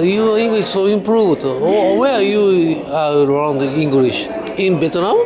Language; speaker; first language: English; non-native, learner; Japanese